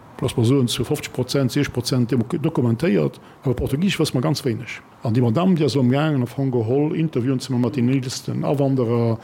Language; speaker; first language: Luxembourgish; early bilingual, other home language; Italian